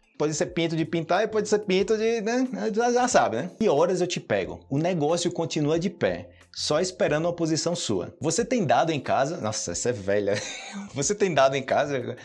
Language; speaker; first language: Portuguese; native; Portuguese